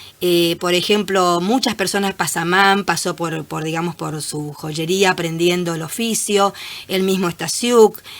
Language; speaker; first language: Spanish; native; Spanish